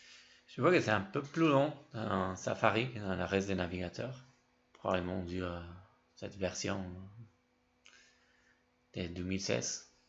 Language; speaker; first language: French; non-native, fluent; Spanish